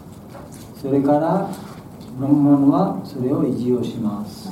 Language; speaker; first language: Japanese; non-native, learner; Bangla